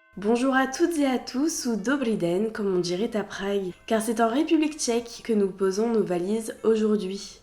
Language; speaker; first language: French; native; French